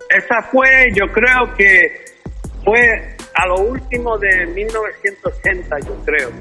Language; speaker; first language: Spanish; early bilingual, heritage; Spanish